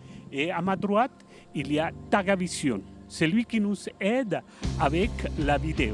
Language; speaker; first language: French; non-native, fluent; Spanish